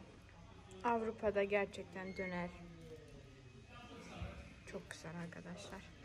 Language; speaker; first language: Turkish; early bilingual, heritage; Turkish